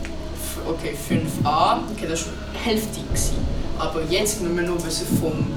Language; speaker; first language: German; non-native, local second language; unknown